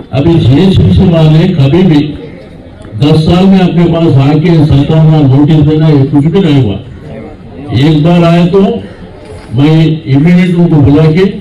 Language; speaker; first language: Hindi; native; Hindi